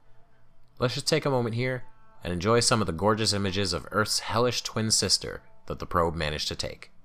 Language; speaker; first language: English; native; English